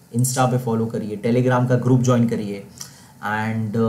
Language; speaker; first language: Hindi; non-native, local second language; Marathi